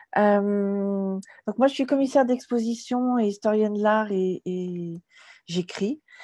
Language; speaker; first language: French; native; French